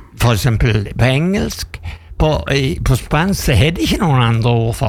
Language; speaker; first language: Norwegian; non-native, learner; Spanish